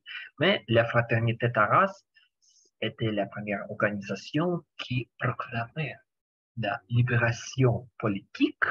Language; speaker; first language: French; non-native, learner; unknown